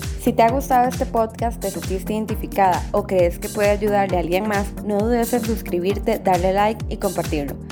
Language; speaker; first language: Spanish; native; Spanish